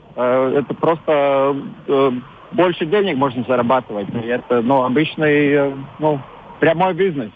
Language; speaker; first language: Russian; non-native, local second language; Latvian